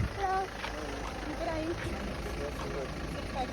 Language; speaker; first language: English; non-native, local second language; Zulu